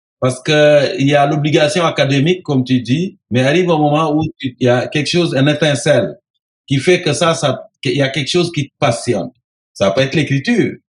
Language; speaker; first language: French; non-native, local second language; Serer